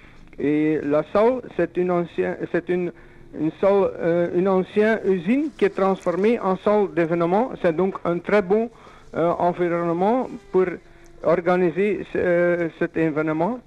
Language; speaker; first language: French; non-native, local second language; Dutch